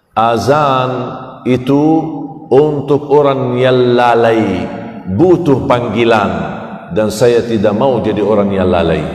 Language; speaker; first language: Malay; non-native, fluent; Arabic